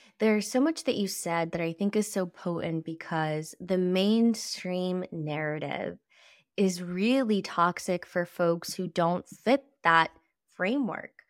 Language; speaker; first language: English; early bilingual, other home language; Spanish